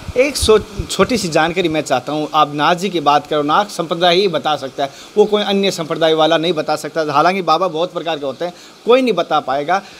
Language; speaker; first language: Hindi; native; Hindi